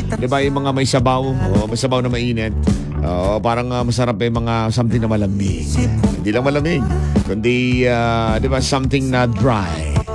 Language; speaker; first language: Filipino; non-native, local second language; Cebuano